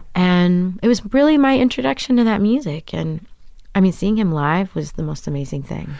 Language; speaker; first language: English; native; English